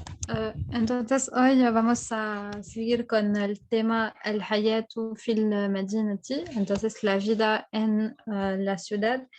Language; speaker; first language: Spanish; non-native, fluent; French